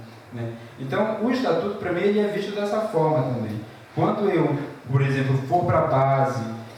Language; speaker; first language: Portuguese; native; Portuguese